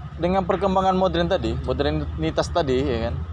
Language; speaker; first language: Indonesian; native; Indonesian